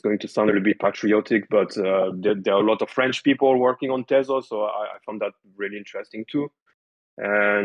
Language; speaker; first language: English; non-native, fluent; French